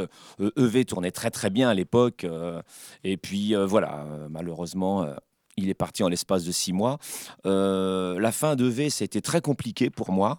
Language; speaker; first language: French; native; French